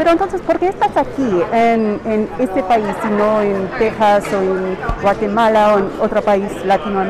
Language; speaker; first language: Spanish; non-native, learner; English